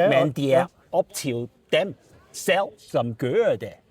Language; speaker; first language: Danish; non-native, learner; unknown